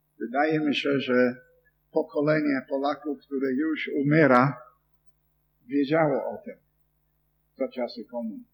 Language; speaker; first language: Polish; non-native, fluent; English